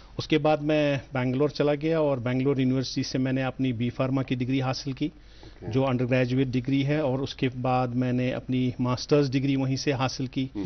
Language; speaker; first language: Hindi; non-native, local second language; Kashmiri